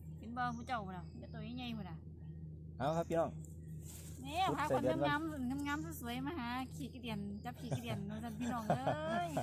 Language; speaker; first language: Thai; non-native, local second language; Lao